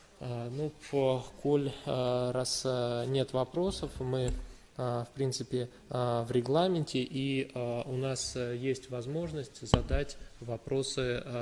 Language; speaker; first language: Russian; native; Russian